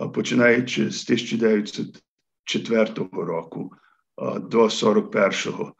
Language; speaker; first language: Ukrainian; early bilingual, heritage; Ukrainian